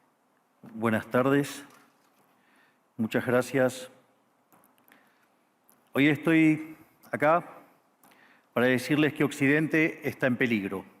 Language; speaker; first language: Spanish; native; Spanish